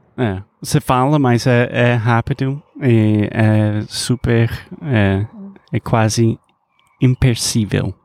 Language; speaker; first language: Portuguese; non-native, fluent; English